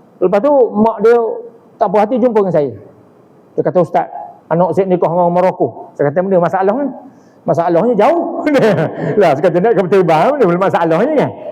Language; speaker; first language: Malay; native; Malay